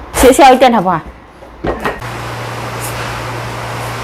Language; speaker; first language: Chinese; non-native, learner; Indonesian